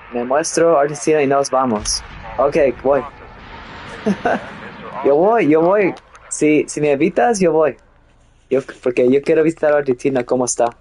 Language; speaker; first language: Spanish; non-native, learner; English